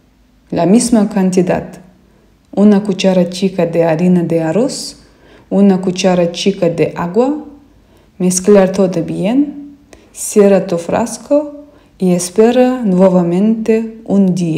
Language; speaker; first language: Spanish; non-native, fluent; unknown